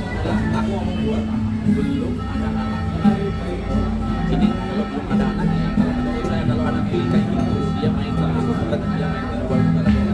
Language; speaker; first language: Indonesian; non-native, learner; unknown